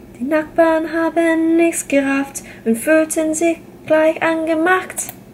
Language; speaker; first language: German; non-native, learner; English